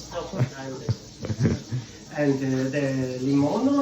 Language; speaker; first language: English; non-native, fluent; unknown